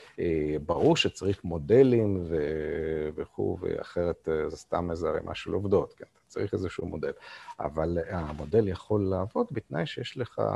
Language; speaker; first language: Hebrew; non-native, fluent; Russian